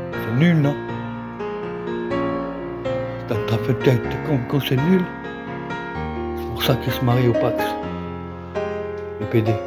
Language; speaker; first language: French; native; French